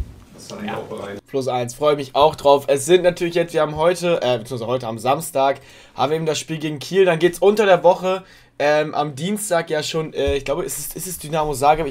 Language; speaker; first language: German; native; German